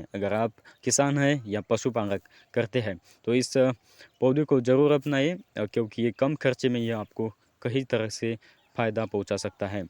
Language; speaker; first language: Hindi; native; Hindi